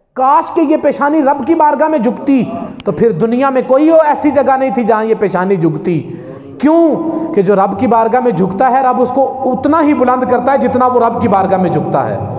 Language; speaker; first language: Urdu; non-native, local second language; Punjabi